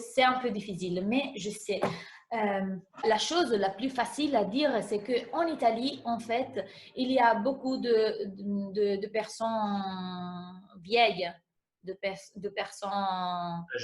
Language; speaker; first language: French; non-native, fluent; Italian